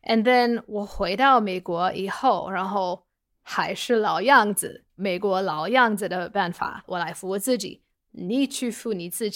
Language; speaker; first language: Chinese; non-native, fluent; English